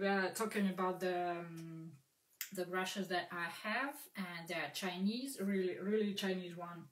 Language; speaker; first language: English; non-native, fluent; Russian